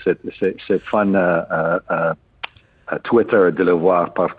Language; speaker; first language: French; non-native, learner; English